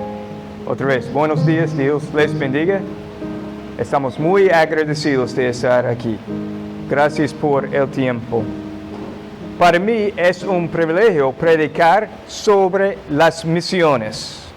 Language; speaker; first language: Spanish; non-native, fluent; English